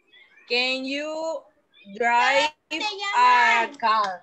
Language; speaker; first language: English; non-native, learner; Spanish